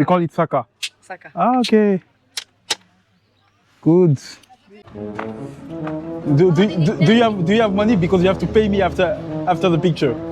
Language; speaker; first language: English; non-native, learner; French